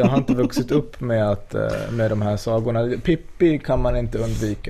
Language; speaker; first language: Swedish; native; Swedish